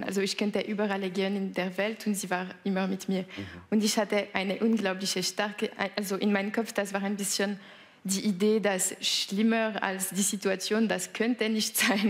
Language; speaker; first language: German; non-native, local second language; French